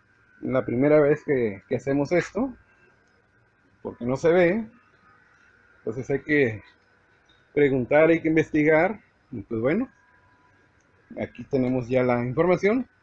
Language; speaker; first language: Spanish; native; Spanish